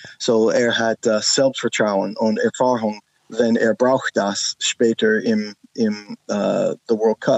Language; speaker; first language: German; non-native, learner; English